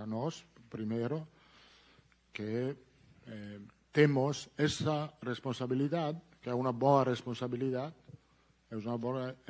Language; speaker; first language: Portuguese; non-native, learner; Italian